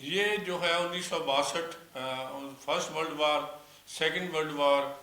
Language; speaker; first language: Hindi; non-native, local second language; Punjabi